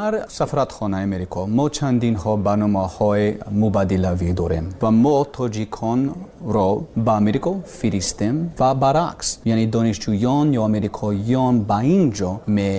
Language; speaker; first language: Persian; non-native, learner; English